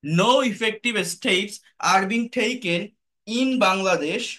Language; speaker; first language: English; non-native, local second language; Bangla